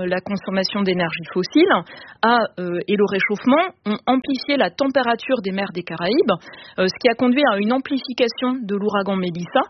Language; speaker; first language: French; native; French